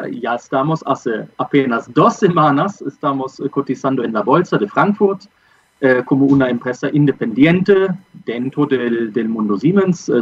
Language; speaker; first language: Spanish; non-native, fluent; German